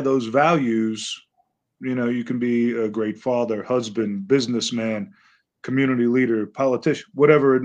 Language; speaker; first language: English; native; English